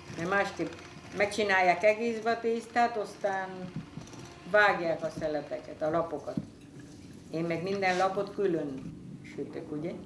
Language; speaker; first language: Hungarian; early bilingual, heritage; Hungarian